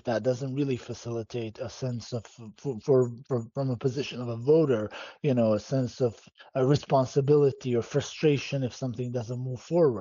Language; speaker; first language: English; non-native, fluent; Bosnian